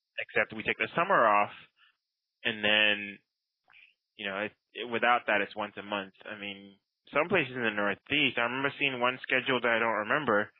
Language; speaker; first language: English; non-native, local second language; Akan